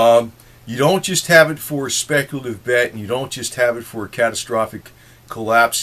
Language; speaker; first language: English; native; English